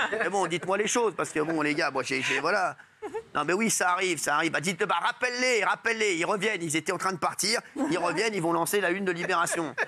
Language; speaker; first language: French; native; French